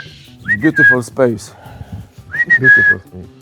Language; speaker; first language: English; non-native, learner; Polish